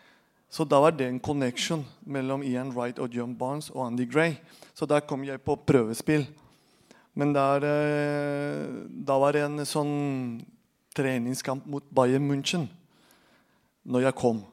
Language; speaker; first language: Norwegian; non-native, fluent; Spanish